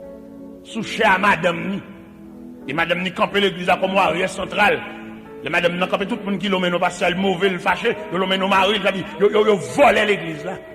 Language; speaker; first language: French; non-native, local second language; Haitian Creole